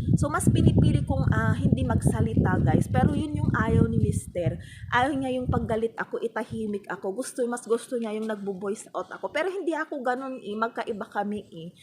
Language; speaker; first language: Filipino; non-native, local second language; Iloko